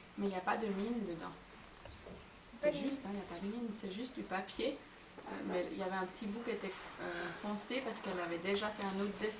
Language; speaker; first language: French; native; French